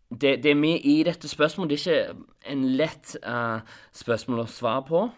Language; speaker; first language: Norwegian; non-native, fluent; English